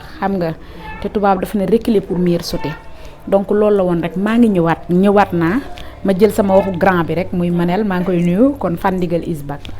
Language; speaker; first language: Wolof; native; Wolof